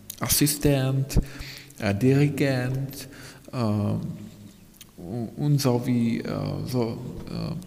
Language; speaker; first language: German; non-native, fluent; Czech